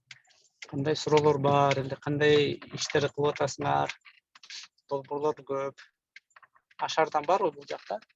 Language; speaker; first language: Kyrgyz; native; Kyrgyz